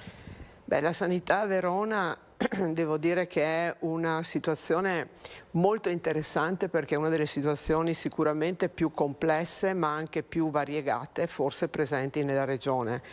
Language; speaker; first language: Italian; native; Italian